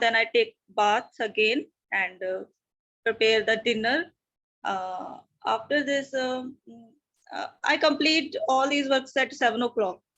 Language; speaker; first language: English; non-native, learner; Hindi